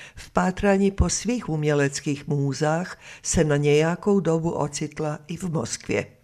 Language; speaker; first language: Czech; non-native, fluent; Serbian